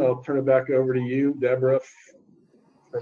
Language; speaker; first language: English; native; English